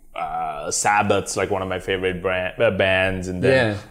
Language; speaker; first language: English; non-native, local second language; Sinhala